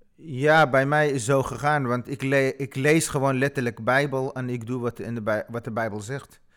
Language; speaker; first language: Dutch; non-native, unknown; Kurdish